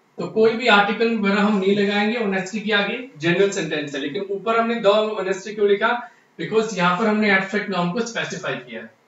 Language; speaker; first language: Hindi; non-native, local second language; Punjabi